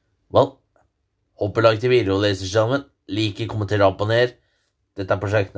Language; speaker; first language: Norwegian; native; Norwegian